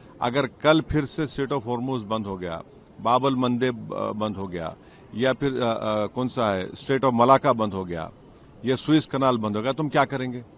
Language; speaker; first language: Urdu; native; Urdu